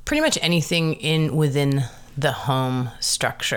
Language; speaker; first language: English; native; English